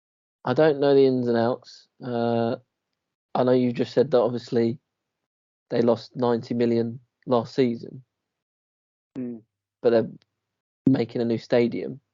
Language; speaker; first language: English; native; English